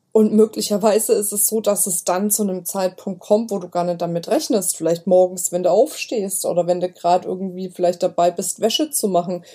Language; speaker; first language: German; native; German